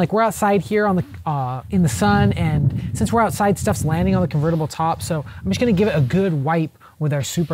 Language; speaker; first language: English; native; English